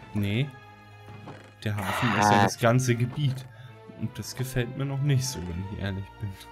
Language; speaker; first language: German; native; German